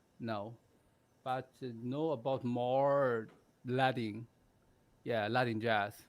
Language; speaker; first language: English; non-native, learner; Chinese